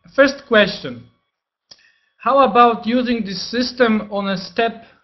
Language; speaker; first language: English; non-native, fluent; Polish